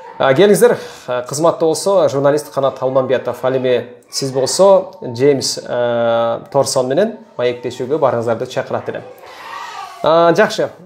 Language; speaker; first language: Kyrgyz; native; Kyrgyz